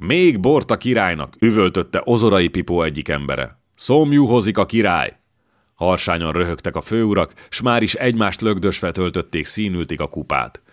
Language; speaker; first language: Hungarian; native; Hungarian